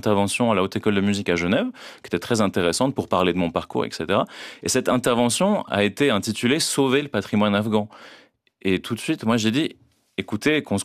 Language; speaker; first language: French; native; French